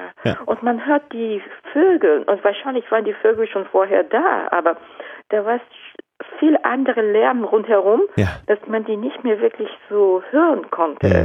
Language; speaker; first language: German; non-native, fluent; Japanese